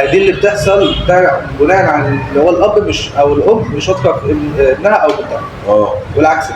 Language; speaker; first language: Arabic; native; Arabic